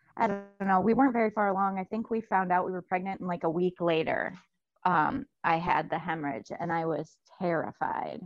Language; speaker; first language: English; native; English